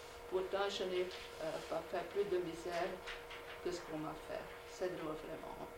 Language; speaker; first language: French; non-native, fluent; Hungarian